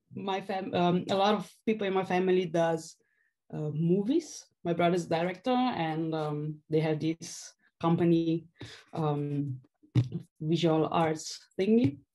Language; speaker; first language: English; non-native, fluent; Slovenian